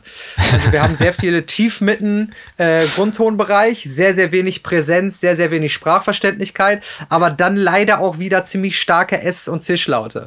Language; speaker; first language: German; native; German